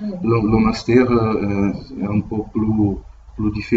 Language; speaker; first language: French; non-native, learner; Portuguese